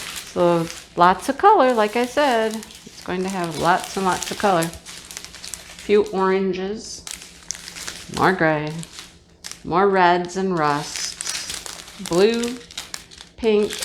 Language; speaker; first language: English; native; English